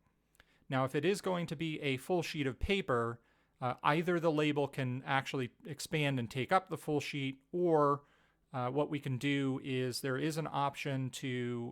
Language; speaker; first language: English; native; English